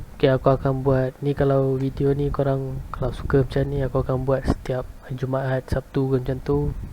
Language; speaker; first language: Malay; non-native, local second language; Tamil